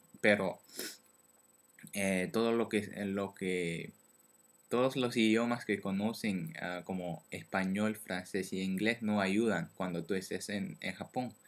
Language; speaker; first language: Spanish; non-native, learner; French